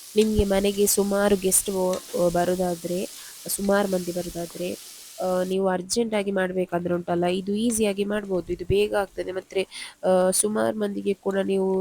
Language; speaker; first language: Kannada; non-native, local second language; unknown